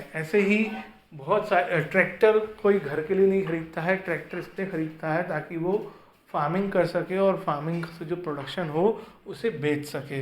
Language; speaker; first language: Hindi; native; Hindi